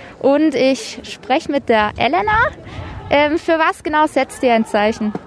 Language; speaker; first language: German; native; German